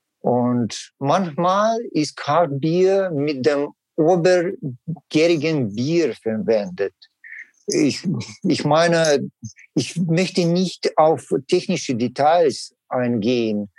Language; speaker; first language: German; non-native, learner; Russian